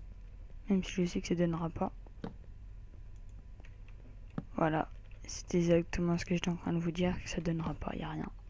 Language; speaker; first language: French; native; French